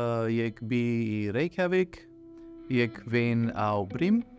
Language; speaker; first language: Icelandic; non-native, learner; Romanian